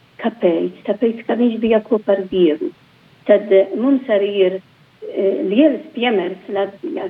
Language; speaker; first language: Latvian; non-native, fluent; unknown